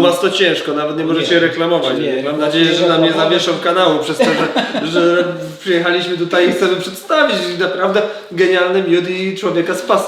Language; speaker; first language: Polish; native; Polish